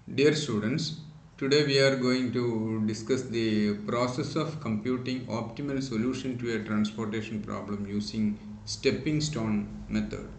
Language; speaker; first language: English; non-native, local second language; Malayalam